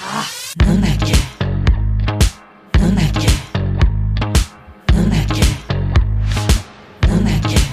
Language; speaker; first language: Japanese; non-native, learner; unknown